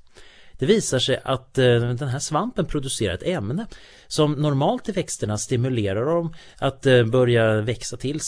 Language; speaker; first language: Swedish; native; Swedish